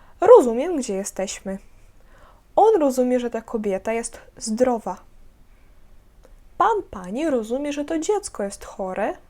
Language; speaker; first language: Polish; non-native, fluent; Ukrainian